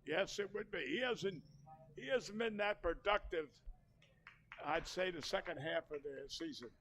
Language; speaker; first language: English; native; English